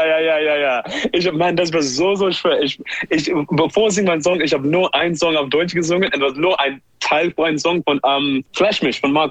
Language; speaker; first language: German; non-native, learner; English